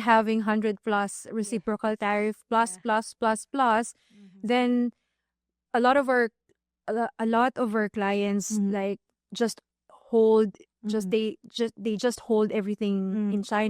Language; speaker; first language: English; non-native, local second language; Filipino